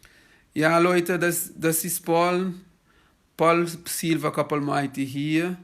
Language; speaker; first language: German; non-native, fluent; Kabuverdianu